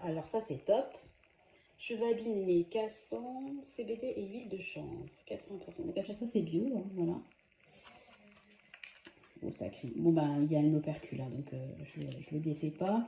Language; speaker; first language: French; native; French